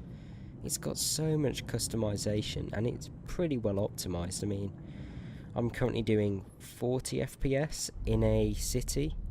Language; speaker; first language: English; native; English